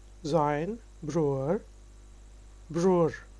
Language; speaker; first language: Dutch; non-native, fluent; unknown